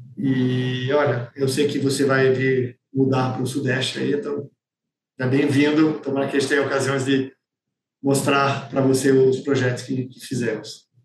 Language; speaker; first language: Portuguese; non-native, fluent; French